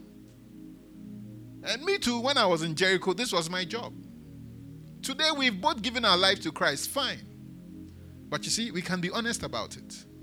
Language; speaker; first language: English; non-native, local second language; Akan